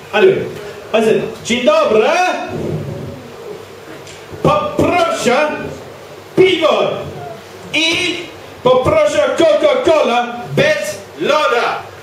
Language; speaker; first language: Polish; non-native, learner; English